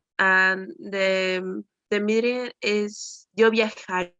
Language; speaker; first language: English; non-native, learner; Spanish